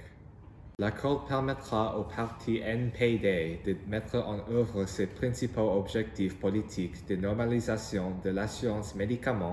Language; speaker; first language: French; non-native, learner; English